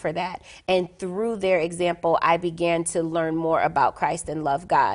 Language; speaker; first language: English; native; English